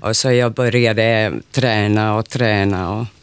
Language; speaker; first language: Swedish; non-native, local second language; Finnish